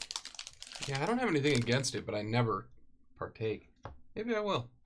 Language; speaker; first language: English; native; English